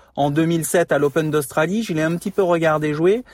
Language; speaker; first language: French; non-native, fluent; Spanish